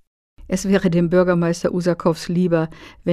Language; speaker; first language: German; native; German